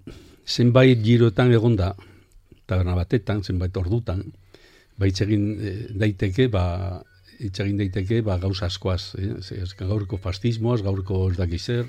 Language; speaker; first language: Basque; non-native, local second language; Spanish